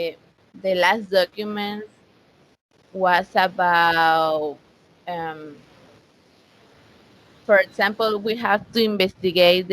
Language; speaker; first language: English; non-native, learner; Spanish